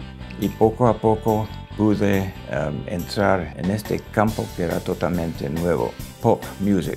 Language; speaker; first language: Spanish; non-native, local second language; English